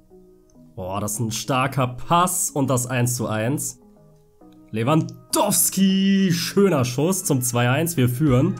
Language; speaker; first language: German; native; German